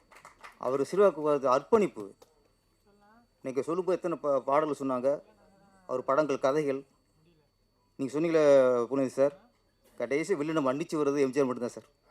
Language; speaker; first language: Tamil; native; Tamil